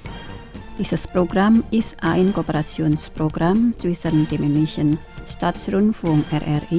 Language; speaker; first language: German; non-native, fluent; Indonesian